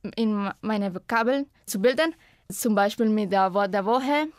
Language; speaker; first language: German; non-native, fluent; Spanish